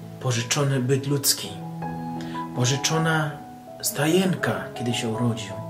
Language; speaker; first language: Polish; non-native, fluent; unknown